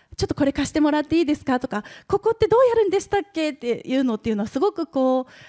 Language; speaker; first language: Japanese; native; Japanese